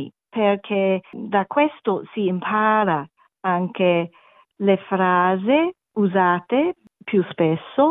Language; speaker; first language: Italian; non-native, learner; English